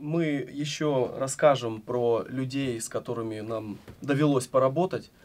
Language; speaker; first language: Russian; native; Russian